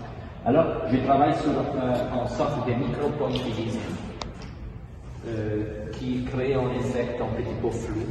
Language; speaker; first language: French; non-native, fluent; Italian